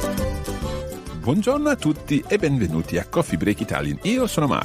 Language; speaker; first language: Italian; non-native, fluent; English